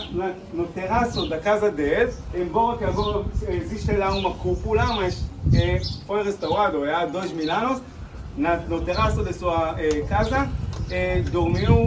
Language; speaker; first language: Portuguese; non-native, fluent; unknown